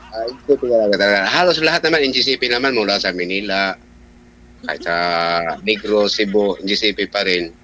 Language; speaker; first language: Filipino; non-native, local second language; Cebuano